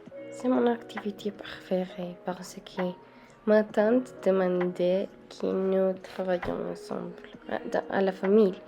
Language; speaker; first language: French; non-native, learner; Spanish